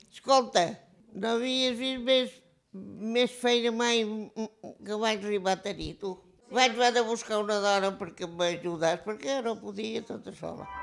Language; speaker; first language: Catalan; native; Catalan